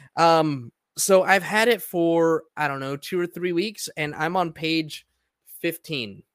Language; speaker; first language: English; early bilingual, other home language; Spanish